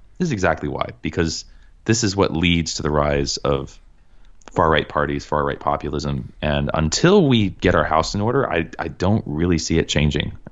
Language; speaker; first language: English; native; English